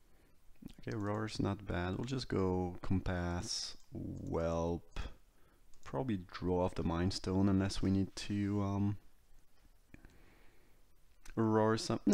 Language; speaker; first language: English; non-native, fluent; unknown